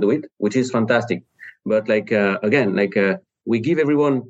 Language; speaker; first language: English; non-native, fluent; French